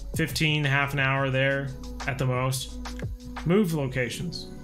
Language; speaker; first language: English; native; English